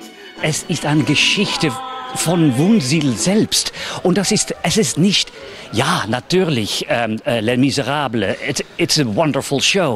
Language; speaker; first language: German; non-native, fluent; English